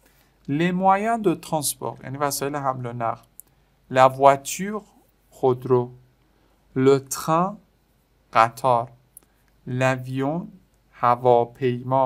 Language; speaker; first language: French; non-native, fluent; Persian